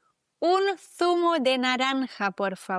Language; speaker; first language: Spanish; non-native, fluent; German